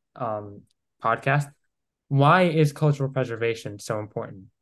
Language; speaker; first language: English; non-native, fluent; Greek